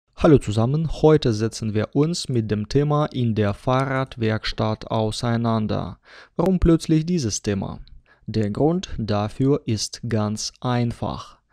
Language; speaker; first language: German; non-native, fluent; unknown